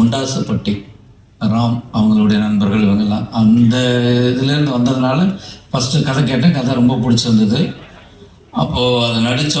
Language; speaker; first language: Tamil; native; Tamil